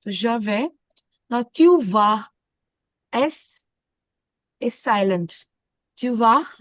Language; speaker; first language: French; non-native, fluent; Hindi